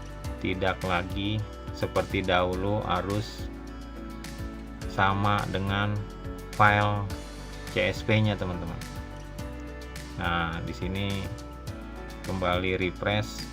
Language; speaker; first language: Indonesian; native; Indonesian